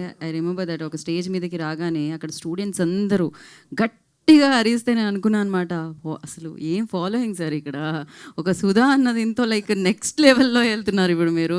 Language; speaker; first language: Telugu; native; Telugu